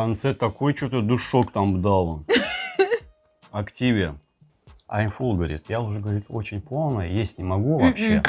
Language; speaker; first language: Russian; native; Russian